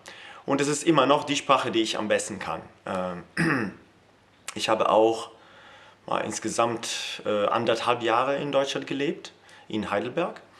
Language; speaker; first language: German; non-native, fluent; Italian